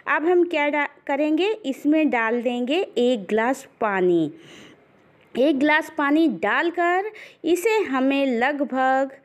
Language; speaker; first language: Hindi; native; Hindi